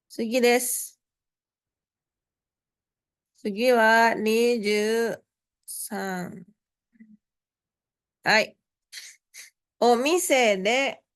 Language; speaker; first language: Japanese; non-native, fluent; Indonesian